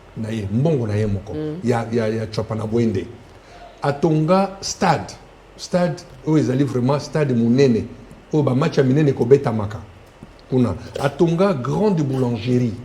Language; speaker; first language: Lingala; native; Lingala